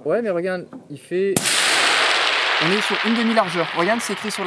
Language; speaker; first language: French; native; French